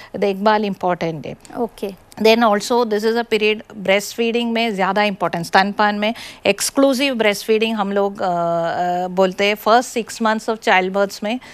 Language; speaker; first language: Hindi; non-native, local second language; Malayalam